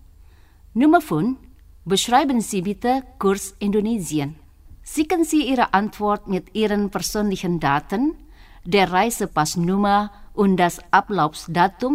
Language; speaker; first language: German; non-native, fluent; Indonesian